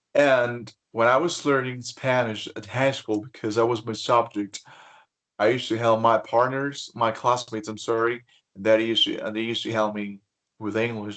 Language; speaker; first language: English; non-native, fluent; Spanish